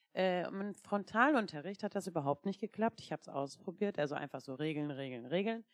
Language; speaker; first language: German; non-native, fluent; Turkish